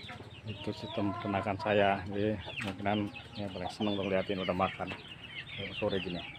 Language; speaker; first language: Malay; non-native, local second language; Javanese